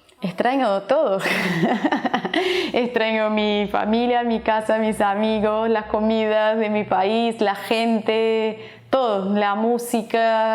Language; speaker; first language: Spanish; non-native, fluent; Portuguese